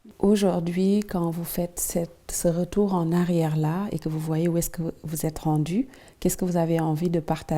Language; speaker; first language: French; native; French